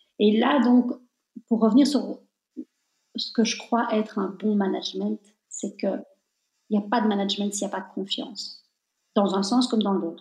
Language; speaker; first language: French; native; French